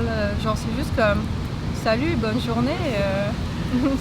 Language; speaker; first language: French; native; French